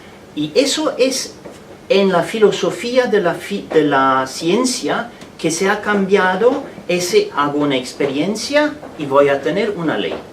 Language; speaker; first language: Spanish; non-native, fluent; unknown